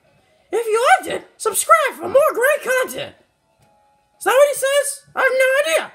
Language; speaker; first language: English; native; English